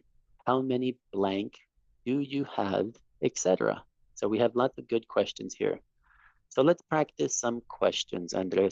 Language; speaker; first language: English; non-native, fluent; Spanish